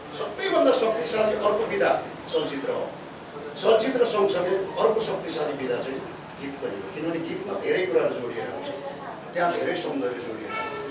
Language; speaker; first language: Nepali; non-native, local second language; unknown